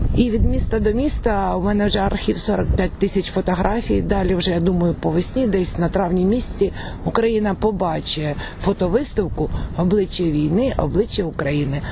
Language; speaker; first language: Ukrainian; non-native, local second language; Russian